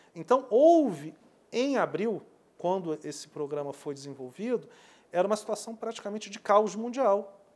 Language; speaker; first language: Portuguese; native; Portuguese